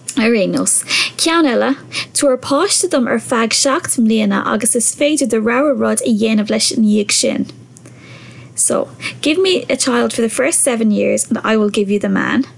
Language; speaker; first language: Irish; non-native, local second language; English